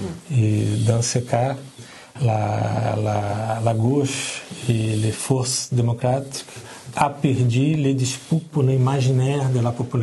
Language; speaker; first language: French; non-native, learner; Portuguese